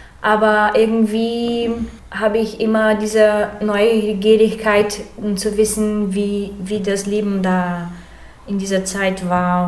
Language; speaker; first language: German; early bilingual, heritage; German